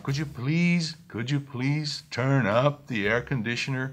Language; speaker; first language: English; non-native, fluent; Portuguese